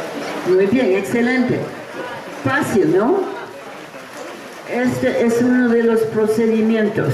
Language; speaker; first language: Spanish; non-native, fluent; English